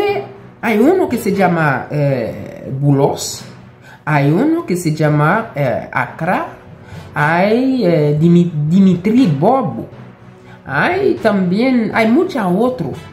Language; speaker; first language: Spanish; non-native, local second language; Haitian Creole